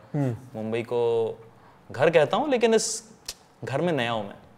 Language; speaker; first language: Hindi; native; Hindi